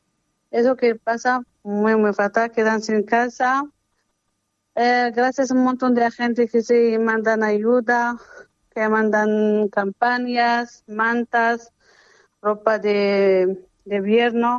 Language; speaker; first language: Spanish; non-native, fluent; Arabic